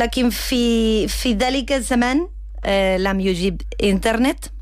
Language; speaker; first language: Arabic; non-native, learner; Spanish